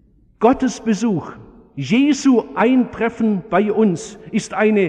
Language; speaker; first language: German; native; German